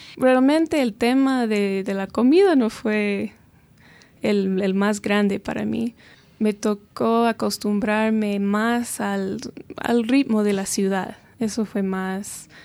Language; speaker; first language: Spanish; non-native, fluent; English